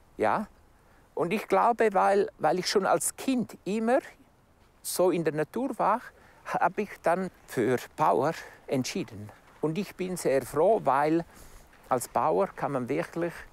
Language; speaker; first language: German; non-native, local second language; Romansh